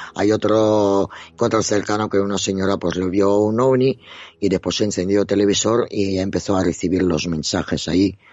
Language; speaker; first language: Spanish; non-native, fluent; Russian